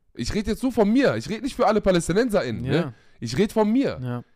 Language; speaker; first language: German; native; German